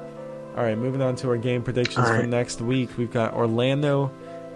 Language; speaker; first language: English; native; English